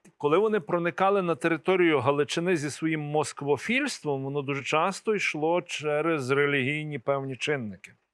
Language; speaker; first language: Ukrainian; native; Ukrainian